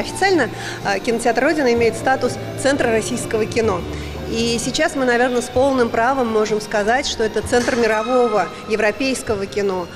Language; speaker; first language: Russian; native; Russian